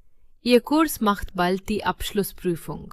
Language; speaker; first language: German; non-native, fluent; Hindi